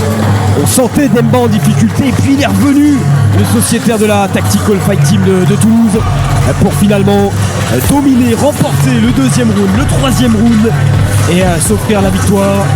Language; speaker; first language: French; native; French